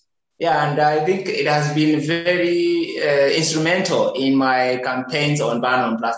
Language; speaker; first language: English; non-native, local second language; Kikuyu